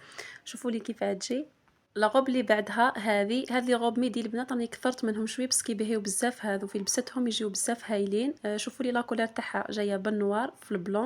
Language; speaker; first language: Arabic; native; Arabic